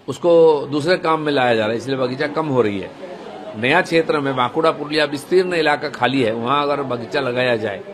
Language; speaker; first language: Hindi; non-native, local second language; Bangla